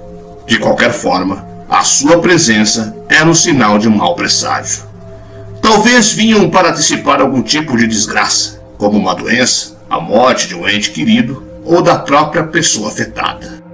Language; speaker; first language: Portuguese; native; Portuguese